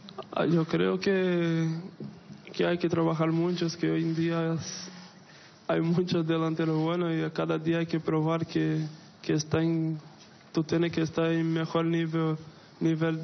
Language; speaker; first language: Spanish; non-native, fluent; Portuguese